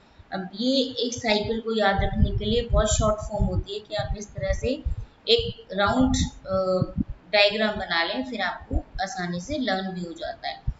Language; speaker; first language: Hindi; native; Hindi